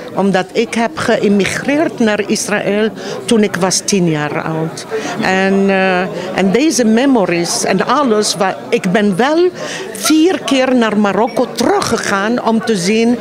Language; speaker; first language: Dutch; non-native, fluent; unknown